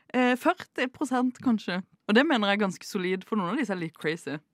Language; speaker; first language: Norwegian; native; Norwegian